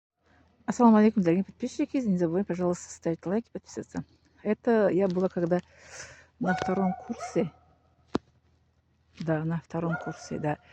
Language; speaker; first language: Russian; non-native, local second language; Tajik